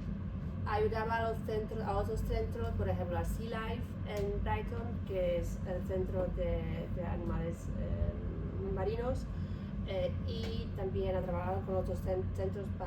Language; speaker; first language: Spanish; non-native, learner; Polish